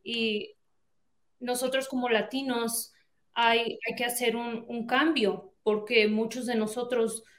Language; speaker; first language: Spanish; early bilingual, heritage; Spanish